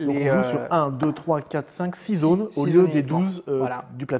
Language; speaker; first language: French; native; French